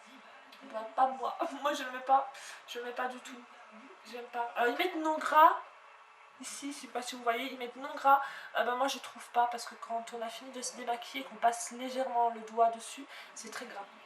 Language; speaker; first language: French; native; French